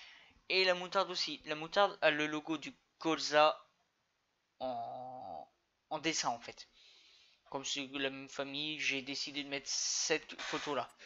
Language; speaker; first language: French; native; French